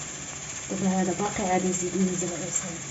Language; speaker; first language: Arabic; native; Arabic